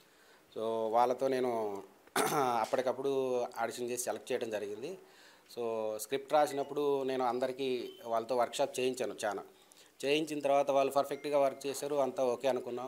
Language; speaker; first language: Telugu; native; Telugu